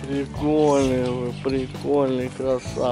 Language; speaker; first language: Russian; native; Russian